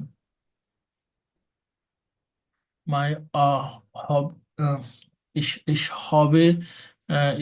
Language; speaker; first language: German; non-native, learner; Bangla